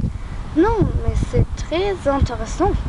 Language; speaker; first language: French; non-native, learner; German